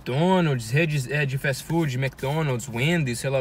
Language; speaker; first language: Portuguese; native; Portuguese